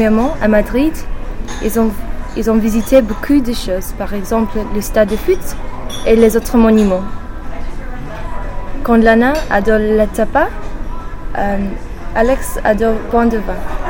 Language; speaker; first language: French; non-native, learner; English